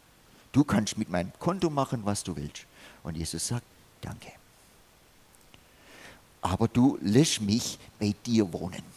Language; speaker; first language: German; non-native, fluent; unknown